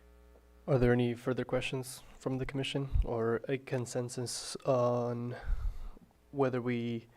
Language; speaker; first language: English; native; English